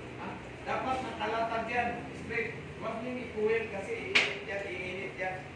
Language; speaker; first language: Filipino; non-native, local second language; Cebuano